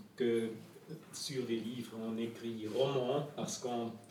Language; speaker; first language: French; non-native, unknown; German